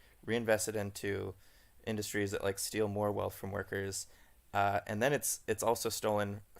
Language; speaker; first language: English; native; English